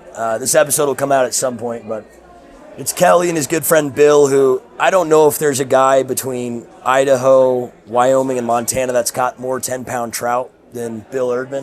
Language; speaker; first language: English; native; English